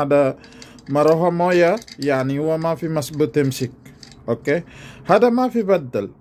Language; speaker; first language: Arabic; non-native, learner; Filipino